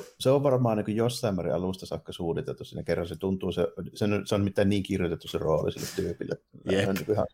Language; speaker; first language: Finnish; native; Finnish